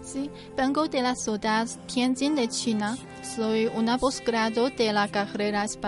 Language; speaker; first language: Spanish; non-native, fluent; Chinese